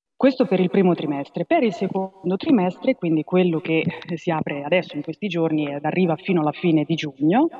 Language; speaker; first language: Italian; native; Italian